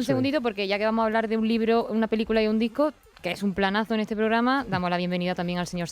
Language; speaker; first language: Spanish; native; Spanish